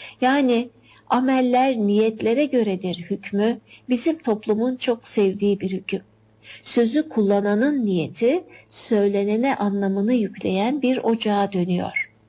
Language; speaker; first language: Turkish; native; Turkish